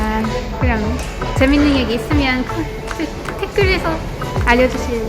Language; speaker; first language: Korean; non-native, learner; English